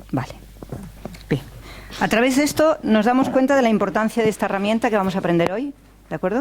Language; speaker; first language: Spanish; native; Spanish